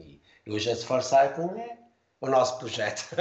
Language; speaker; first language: Portuguese; native; Portuguese